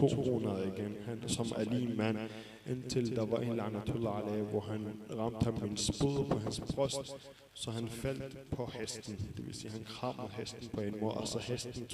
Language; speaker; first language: Danish; early bilingual, other home language; Arabic